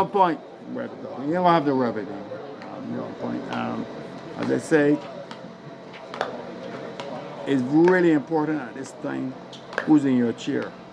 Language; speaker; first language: English; native; English